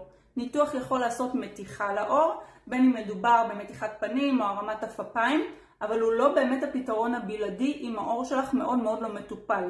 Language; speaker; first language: Hebrew; native; Hebrew